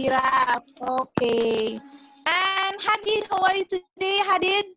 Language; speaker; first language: English; non-native, fluent; Indonesian